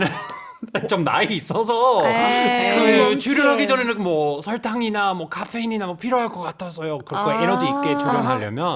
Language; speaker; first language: Korean; non-native, fluent; English